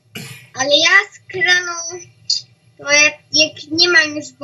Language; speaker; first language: Polish; early bilingual, heritage; Polish